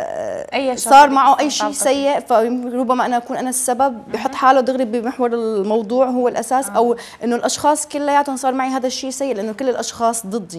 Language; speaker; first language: Arabic; native; Arabic